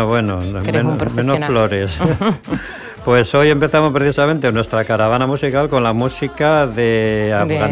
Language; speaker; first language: Spanish; native; Spanish